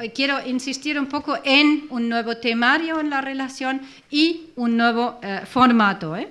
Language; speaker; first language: Spanish; non-native, fluent; German